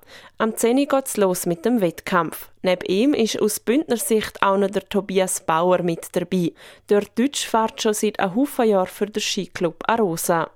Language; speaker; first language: German; native; German